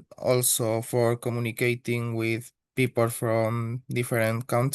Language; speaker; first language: English; non-native, learner; Spanish